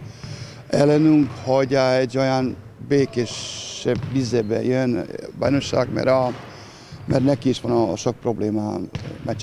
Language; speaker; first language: Hungarian; non-native, learner; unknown